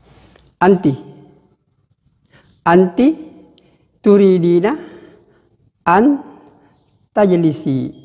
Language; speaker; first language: Arabic; non-native, fluent; Indonesian